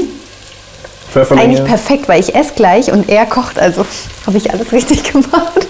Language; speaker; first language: German; native; German